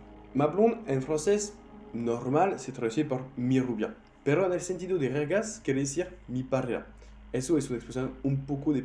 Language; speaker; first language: Spanish; non-native, fluent; French